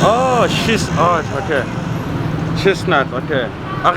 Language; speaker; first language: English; non-native, learner; French